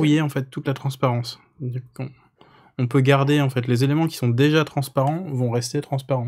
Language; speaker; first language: French; native; French